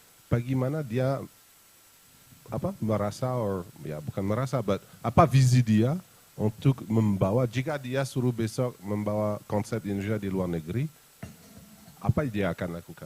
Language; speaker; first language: Indonesian; non-native, fluent; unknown